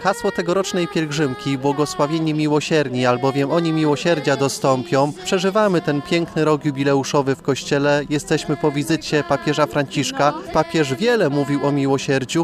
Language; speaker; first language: Polish; native; Polish